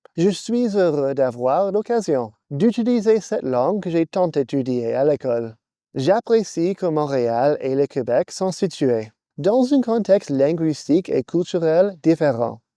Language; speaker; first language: French; non-native, fluent; English